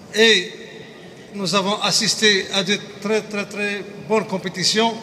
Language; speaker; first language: French; non-native, local second language; Arabic